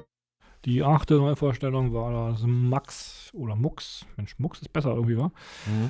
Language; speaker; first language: German; native; German